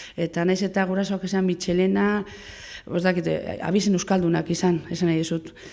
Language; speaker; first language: Basque; native; Basque